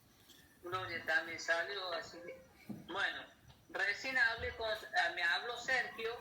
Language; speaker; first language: Spanish; native; Spanish